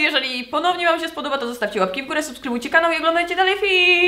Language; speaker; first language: Polish; native; Polish